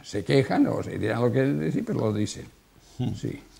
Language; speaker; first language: Spanish; non-native, local second language; Catalan